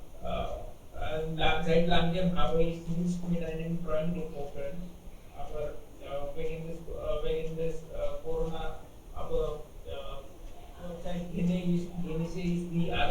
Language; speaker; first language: German; non-native, learner; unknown